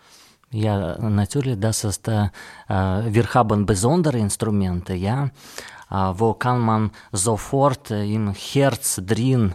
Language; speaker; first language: German; non-native, learner; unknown